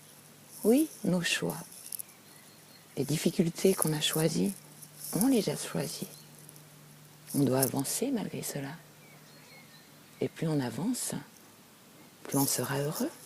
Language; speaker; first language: French; native; French